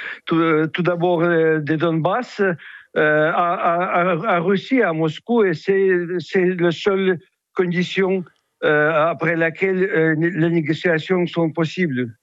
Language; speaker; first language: French; non-native, fluent; Russian